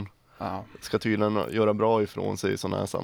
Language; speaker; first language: Swedish; native; Swedish